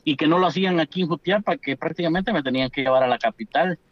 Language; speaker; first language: Spanish; native; Spanish